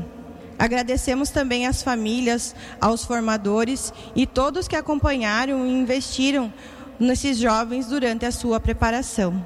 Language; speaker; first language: Portuguese; native; Portuguese